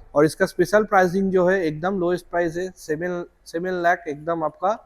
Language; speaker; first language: Hindi; non-native, local second language; Bangla